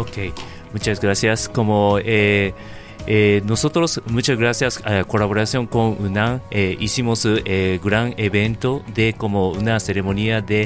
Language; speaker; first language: Spanish; non-native, fluent; Japanese